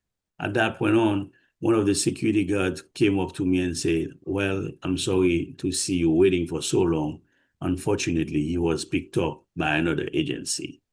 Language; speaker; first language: English; non-native, fluent; Haitian Creole